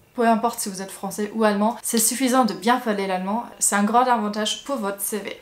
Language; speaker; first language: French; non-native, fluent; German